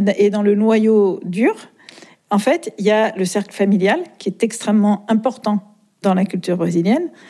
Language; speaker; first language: French; native; French